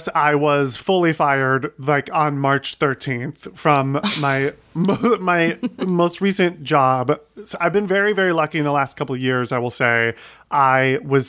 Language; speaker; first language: English; native; English